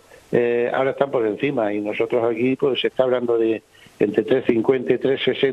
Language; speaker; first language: Spanish; native; Spanish